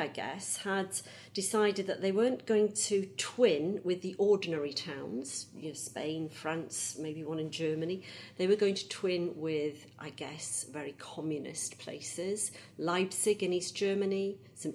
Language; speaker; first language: English; native; English